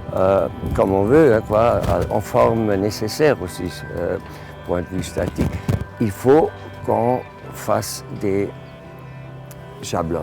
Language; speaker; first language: French; non-native, fluent; German